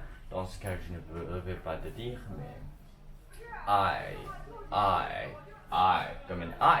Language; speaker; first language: French; non-native, learner; Chinese